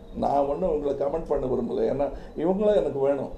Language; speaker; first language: Tamil; native; Tamil